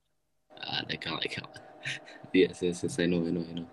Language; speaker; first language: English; non-native, learner; Portuguese